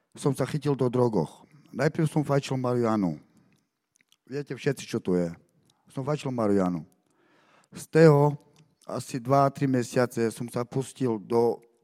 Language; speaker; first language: Slovak; non-native, local second language; Romany